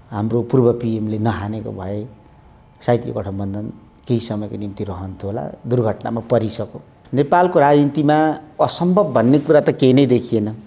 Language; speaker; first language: Nepali; native; Nepali